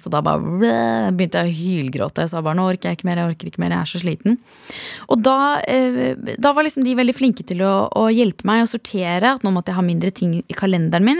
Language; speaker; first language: Norwegian; native; Norwegian